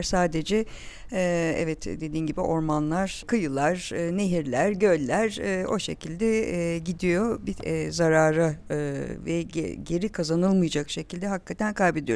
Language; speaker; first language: Turkish; native; Turkish